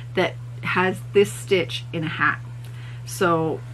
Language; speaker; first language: English; native; English